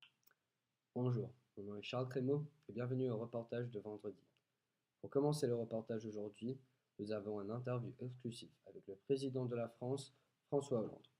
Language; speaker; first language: French; non-native, learner; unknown